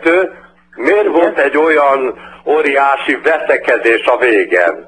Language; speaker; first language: Hungarian; early bilingual, heritage; Portuguese